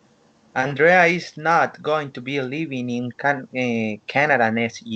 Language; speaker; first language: English; non-native, learner; Spanish